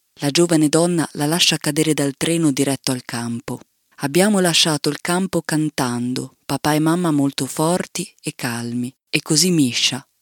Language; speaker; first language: Italian; native; Italian